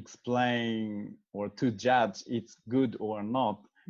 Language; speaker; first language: English; non-native, learner; Japanese